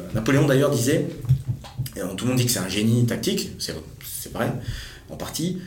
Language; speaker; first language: French; native; French